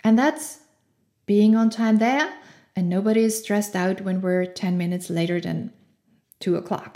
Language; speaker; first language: English; non-native, fluent; German